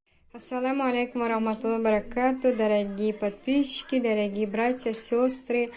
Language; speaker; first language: Russian; non-native, local second language; Tajik